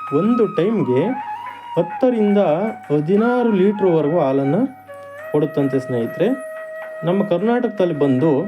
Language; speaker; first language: Kannada; native; Kannada